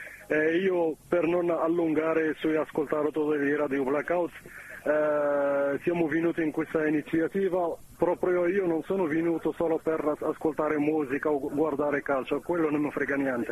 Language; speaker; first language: Italian; non-native, fluent; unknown